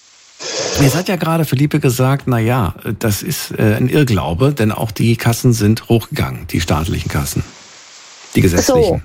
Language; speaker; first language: German; native; German